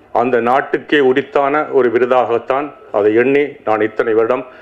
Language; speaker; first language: Tamil; native; Tamil